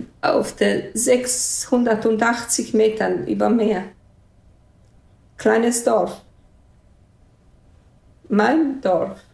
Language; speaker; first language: German; non-native, fluent; Bosnian